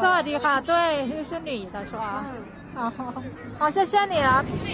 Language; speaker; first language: Chinese; non-native, fluent; Thai